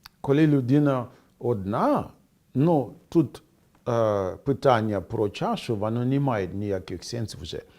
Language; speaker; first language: Ukrainian; non-native, fluent; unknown